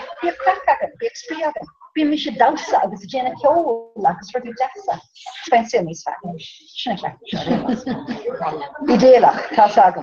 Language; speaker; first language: Irish; non-native, learner; English